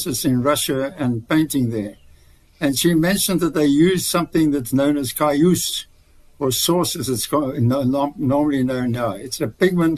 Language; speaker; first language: English; native; English